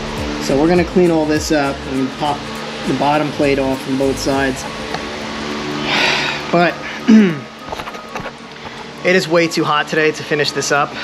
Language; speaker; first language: English; native; English